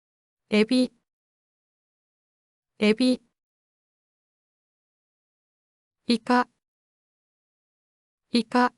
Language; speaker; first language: Japanese; native; Japanese